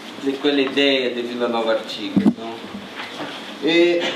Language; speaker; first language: Italian; non-native, learner; Portuguese